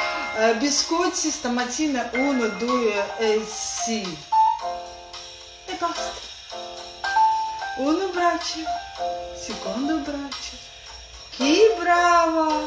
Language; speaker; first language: Italian; non-native, learner; Russian